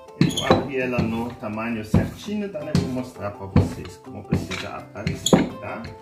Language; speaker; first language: Portuguese; non-native, learner; German